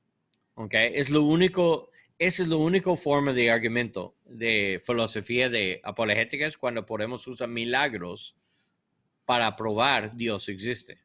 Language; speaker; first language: Spanish; non-native, learner; English